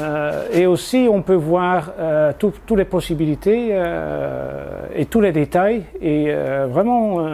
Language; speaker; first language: French; non-native, fluent; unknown